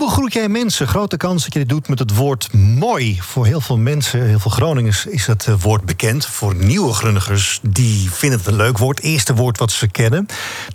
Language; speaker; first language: Dutch; native; Dutch